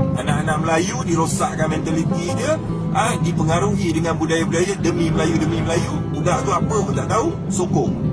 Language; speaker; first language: Malay; native; Malay